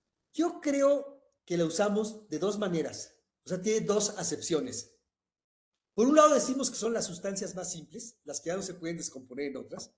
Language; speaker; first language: Spanish; native; Spanish